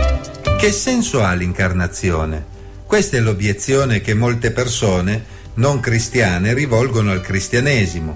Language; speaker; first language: Italian; native; Italian